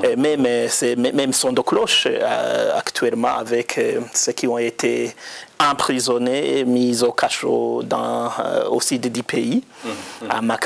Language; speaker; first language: French; non-native, local second language; Rundi